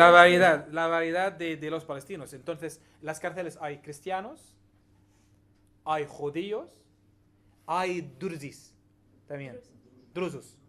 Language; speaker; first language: Spanish; non-native, learner; Arabic